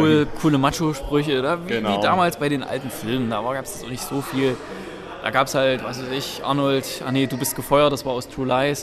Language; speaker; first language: German; native; German